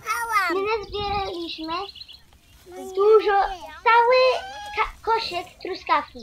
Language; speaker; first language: Polish; early bilingual, heritage; Polish